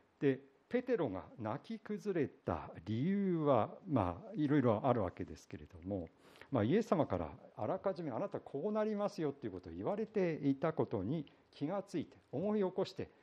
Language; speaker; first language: Japanese; native; Japanese